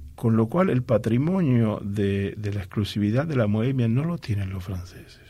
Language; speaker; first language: Spanish; native; Spanish